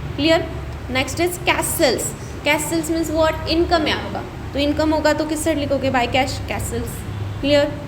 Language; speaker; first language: Hindi; non-native, local second language; Marathi